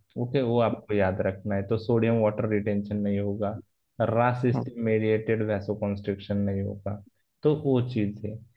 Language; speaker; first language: Hindi; non-native, local second language; Marathi